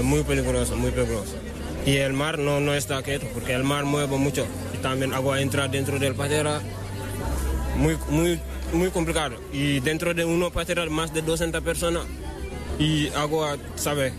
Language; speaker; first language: Spanish; non-native, learner; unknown